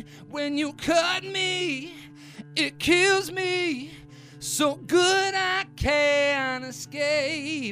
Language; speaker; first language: English; native; English